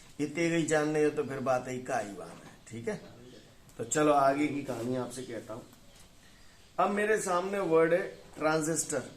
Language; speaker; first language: Hindi; native; Hindi